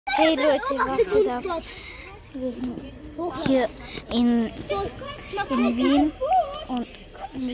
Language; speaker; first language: German; early bilingual, other home language; Croatian